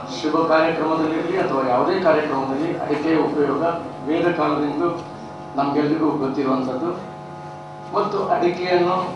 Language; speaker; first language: Kannada; native; Kannada